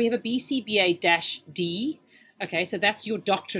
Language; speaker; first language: English; native; English